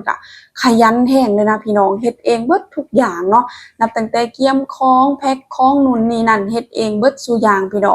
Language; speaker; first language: Thai; non-native, local second language; Lao